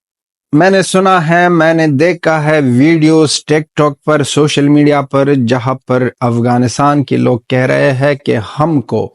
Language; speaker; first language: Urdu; non-native, fluent; Pashto